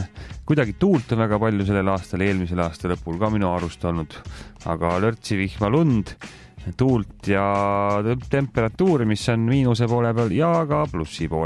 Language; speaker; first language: Estonian; native; Estonian